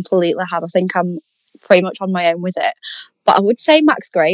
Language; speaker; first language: English; native; English